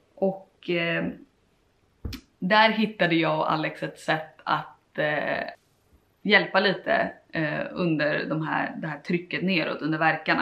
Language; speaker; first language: Swedish; native; Swedish